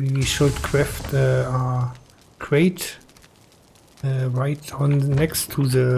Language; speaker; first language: English; non-native, learner; German